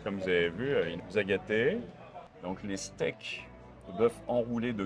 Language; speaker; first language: French; native; French